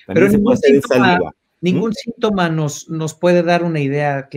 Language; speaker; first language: Spanish; native; Spanish